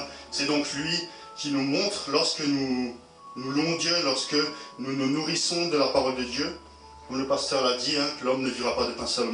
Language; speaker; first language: French; native; French